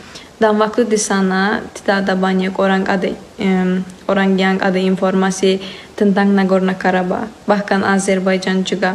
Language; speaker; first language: Indonesian; non-native, fluent; Azerbaijani